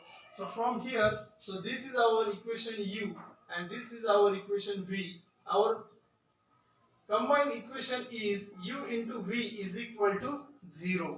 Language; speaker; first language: English; non-native, local second language; Marathi